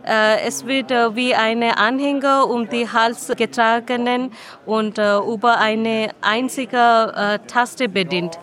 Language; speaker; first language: German; non-native, learner; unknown